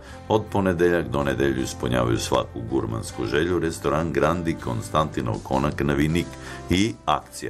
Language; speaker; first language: Serbian; native; Serbian